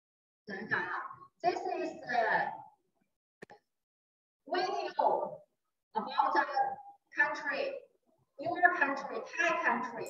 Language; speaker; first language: English; non-native, learner; Chinese